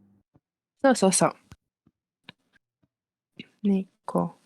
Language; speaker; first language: Japanese; non-native, learner; Malay